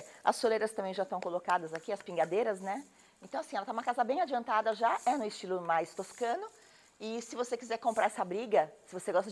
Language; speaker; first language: Portuguese; native; Portuguese